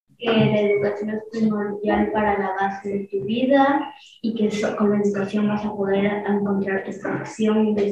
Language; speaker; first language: Spanish; native; Spanish